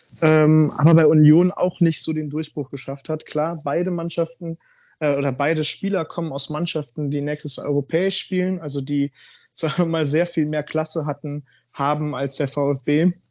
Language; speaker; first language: German; native; German